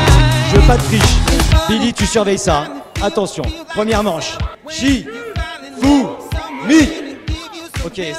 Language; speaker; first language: French; native; French